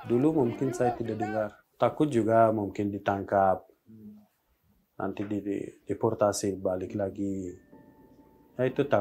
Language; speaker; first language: Indonesian; non-native, learner; Persian